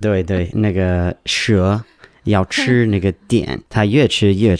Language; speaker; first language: Chinese; non-native, learner; English